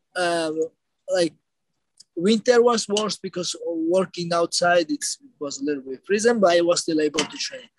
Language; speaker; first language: English; non-native, learner; Georgian